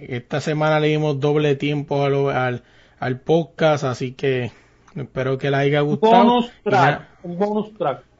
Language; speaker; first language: Spanish; native; Spanish